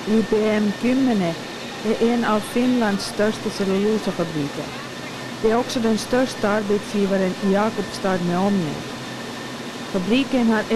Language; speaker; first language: Swedish; native; Swedish